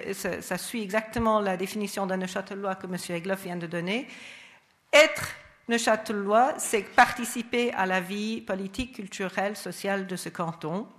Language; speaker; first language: French; non-native, fluent; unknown